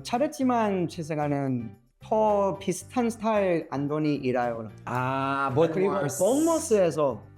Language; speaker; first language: Korean; non-native, learner; English